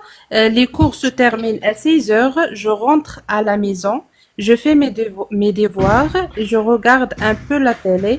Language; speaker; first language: French; non-native, learner; Arabic